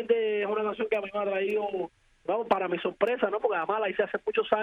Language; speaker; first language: Spanish; native; Spanish